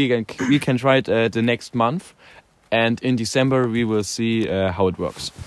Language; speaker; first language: English; non-native, learner; German